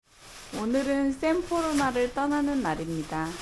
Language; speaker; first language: Korean; native; Korean